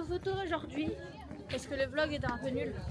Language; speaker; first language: French; native; French